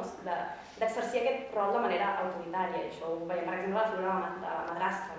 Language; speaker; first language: Catalan; native; Catalan